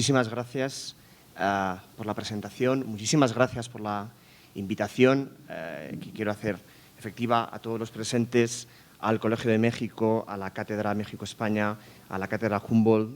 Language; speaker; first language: Spanish; native; Spanish